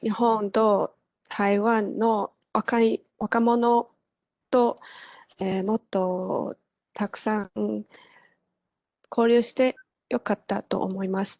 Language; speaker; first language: Japanese; non-native, learner; Chinese